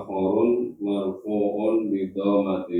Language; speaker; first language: Arabic; non-native, learner; Indonesian